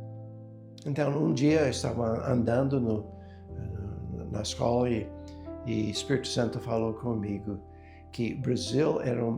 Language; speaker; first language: Portuguese; non-native, fluent; English